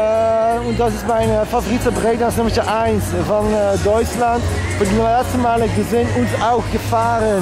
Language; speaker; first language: German; non-native, learner; Dutch